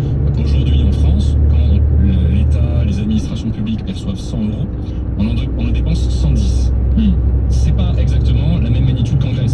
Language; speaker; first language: French; native; French